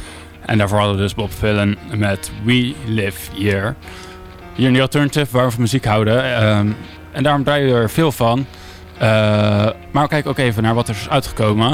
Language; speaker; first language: Dutch; native; Dutch